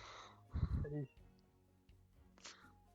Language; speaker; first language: French; native; French